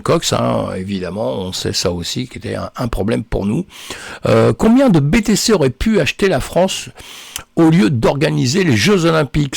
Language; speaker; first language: French; native; French